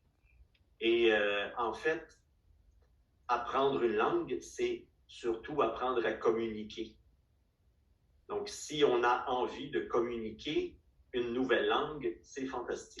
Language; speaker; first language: French; native; French